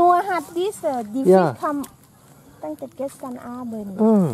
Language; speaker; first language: German; non-native, learner; Thai